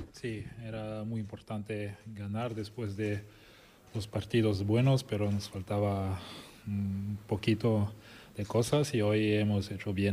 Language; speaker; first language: Spanish; non-native, fluent; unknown